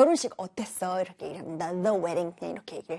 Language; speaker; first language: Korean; native; Korean